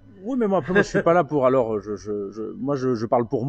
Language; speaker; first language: French; native; French